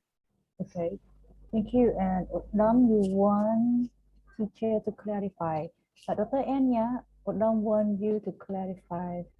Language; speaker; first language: English; non-native, fluent; Khmer